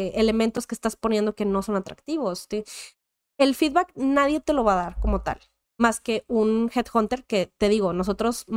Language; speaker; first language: Spanish; native; Spanish